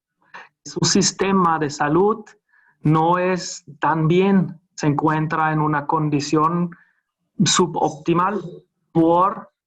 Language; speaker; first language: Spanish; non-native, fluent; German